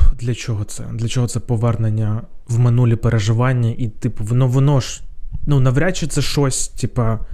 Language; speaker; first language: Ukrainian; non-native, local second language; Russian